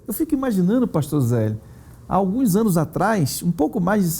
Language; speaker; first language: Portuguese; native; Portuguese